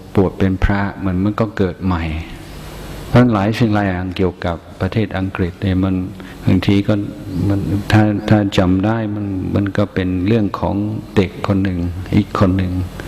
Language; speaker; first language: Thai; non-native, fluent; English